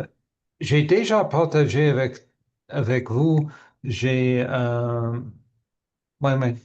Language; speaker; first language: French; non-native, learner; English